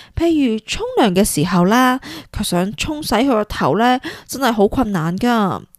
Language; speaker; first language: Cantonese; early bilingual, heritage; Cantonese